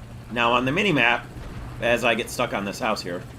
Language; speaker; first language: English; native; English